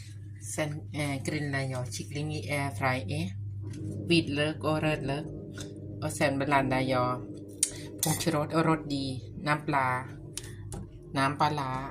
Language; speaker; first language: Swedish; non-native, learner; Thai